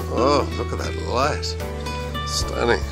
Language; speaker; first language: English; native; English